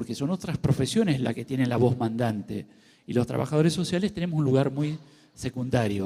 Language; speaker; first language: Spanish; native; Spanish